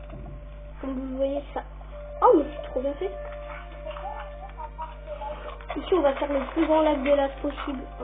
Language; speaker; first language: French; native; French